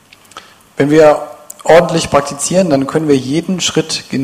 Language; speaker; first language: German; native; German